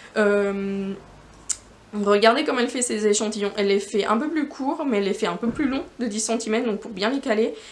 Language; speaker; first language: French; non-native, fluent; Spanish